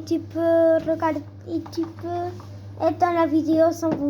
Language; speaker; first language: French; non-native, learner; Spanish